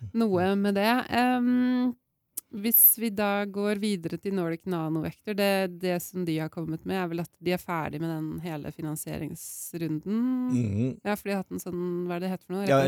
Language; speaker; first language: Norwegian; native; Norwegian